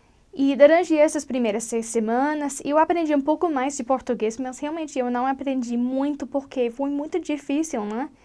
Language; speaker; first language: Portuguese; non-native, learner; English